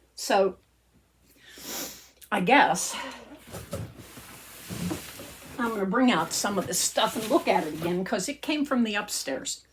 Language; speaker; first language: English; native; English